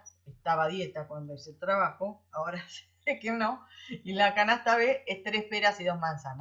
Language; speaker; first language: Spanish; native; Spanish